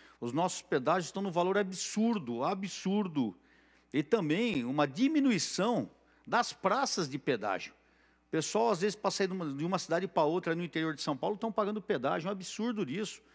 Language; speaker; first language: Portuguese; native; Portuguese